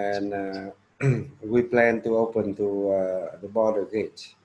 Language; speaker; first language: English; non-native, learner; Vietnamese